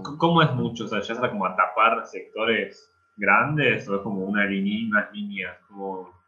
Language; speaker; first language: Spanish; native; Spanish